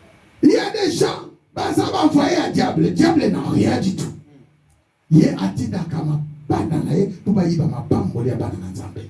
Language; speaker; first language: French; non-native, local second language; Lingala